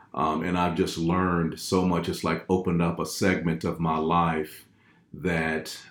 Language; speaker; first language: English; native; English